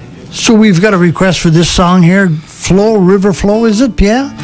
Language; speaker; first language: English; early bilingual, other home language; French